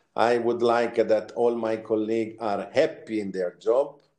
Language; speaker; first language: English; non-native, fluent; Italian